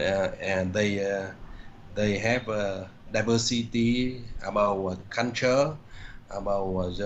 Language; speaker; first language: English; non-native, learner; Vietnamese